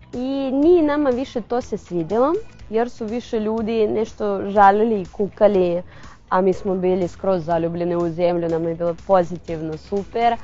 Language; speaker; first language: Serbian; non-native, fluent; Russian